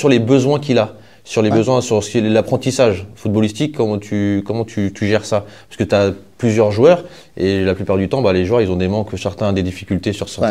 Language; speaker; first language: French; native; French